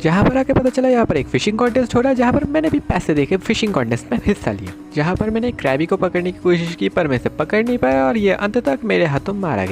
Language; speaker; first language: Hindi; native; Hindi